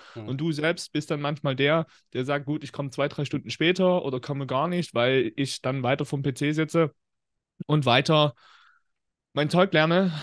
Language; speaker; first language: German; native; German